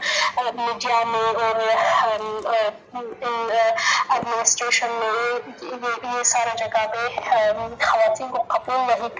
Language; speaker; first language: Hindi; non-native, fluent; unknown